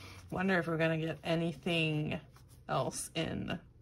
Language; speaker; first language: English; non-native, local second language; French